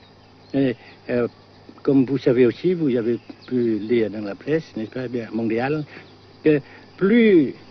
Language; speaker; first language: French; non-native, fluent; Vietnamese